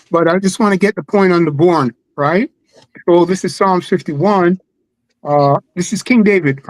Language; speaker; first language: English; native; English